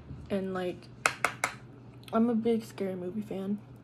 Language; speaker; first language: English; early bilingual, other home language; Spanish